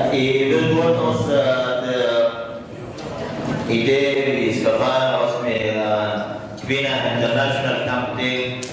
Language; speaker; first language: Danish; non-native, learner; Kurdish